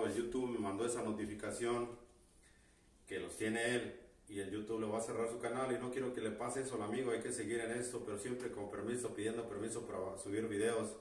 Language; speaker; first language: Spanish; native; Spanish